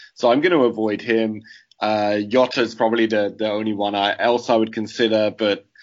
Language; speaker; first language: English; native; English